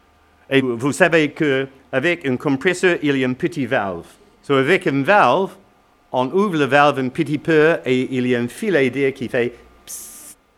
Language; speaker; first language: French; non-native, learner; English